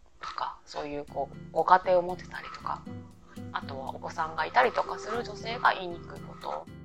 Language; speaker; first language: Japanese; native; Japanese